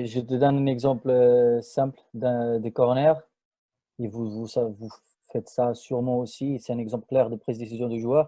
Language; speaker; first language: French; non-native, fluent; Spanish